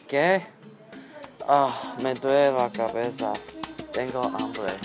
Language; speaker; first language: Spanish; non-native, learner; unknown